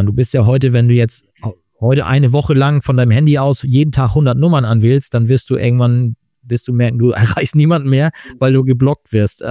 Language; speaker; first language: German; native; German